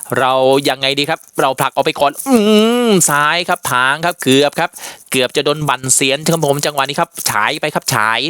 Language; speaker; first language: Thai; native; Thai